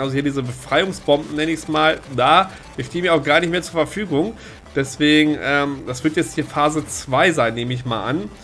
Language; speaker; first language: German; native; German